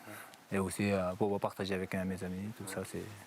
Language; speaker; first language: French; non-native, fluent; Sherpa